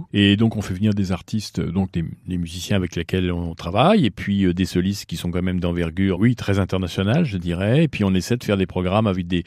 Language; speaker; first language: French; native; French